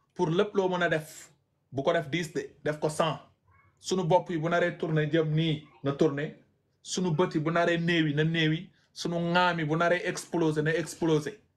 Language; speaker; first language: Wolof; non-native, local second language; Fula